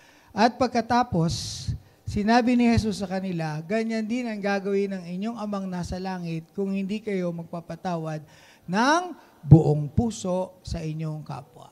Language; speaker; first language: Filipino; native; Filipino